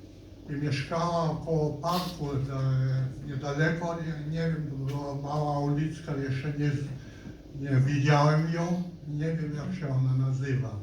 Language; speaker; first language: Polish; non-native, local second language; Yiddish